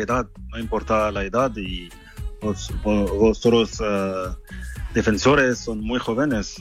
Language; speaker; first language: Spanish; non-native, fluent; French